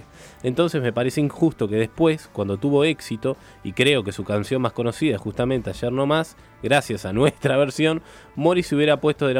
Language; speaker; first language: Spanish; native; Spanish